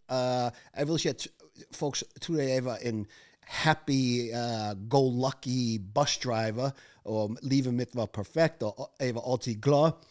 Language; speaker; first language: Norwegian; non-native, fluent; English